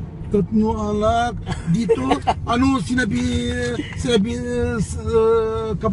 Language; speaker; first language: Filipino; non-native, learner; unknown